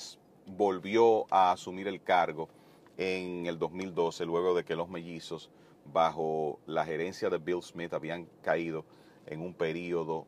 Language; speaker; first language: Spanish; native; Spanish